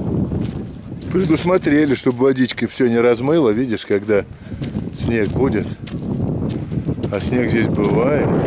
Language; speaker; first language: Russian; native; Russian